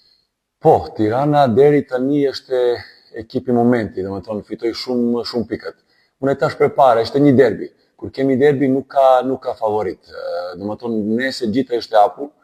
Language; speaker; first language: Albanian; non-native, learner; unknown